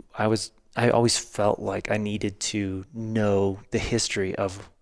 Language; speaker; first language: English; native; English